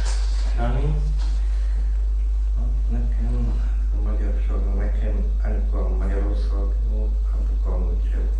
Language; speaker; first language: Hungarian; non-native, local second language; Slovak